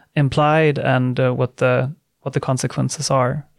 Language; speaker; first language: English; non-native, fluent; Swedish